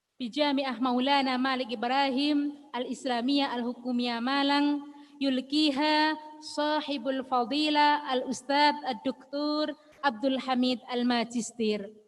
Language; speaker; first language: Arabic; non-native, fluent; Indonesian